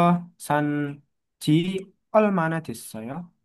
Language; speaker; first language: Korean; non-native, learner; Indonesian